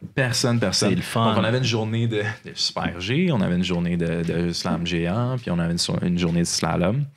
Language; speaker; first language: French; native; French